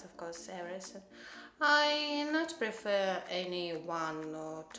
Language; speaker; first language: English; non-native, learner; Russian